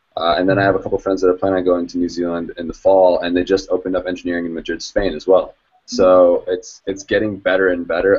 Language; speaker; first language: English; native; English